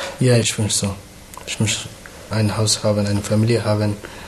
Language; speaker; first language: German; non-native, learner; Somali